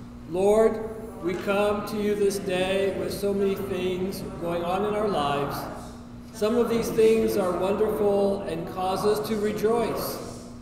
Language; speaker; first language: English; native; English